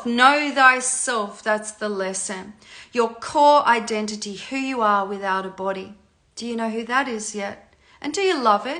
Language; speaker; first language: English; native; English